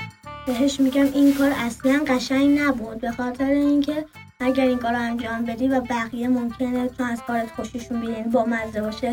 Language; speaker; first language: Persian; native; Persian